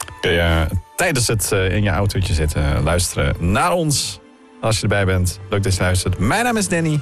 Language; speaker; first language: Dutch; native; Dutch